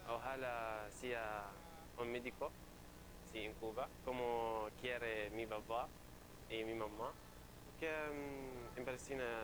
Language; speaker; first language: Spanish; non-native, learner; Arabic